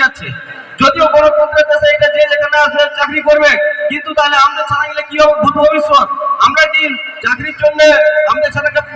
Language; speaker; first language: Bangla; native; Bangla